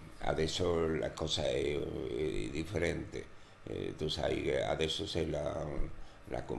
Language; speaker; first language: Italian; non-native, learner; Spanish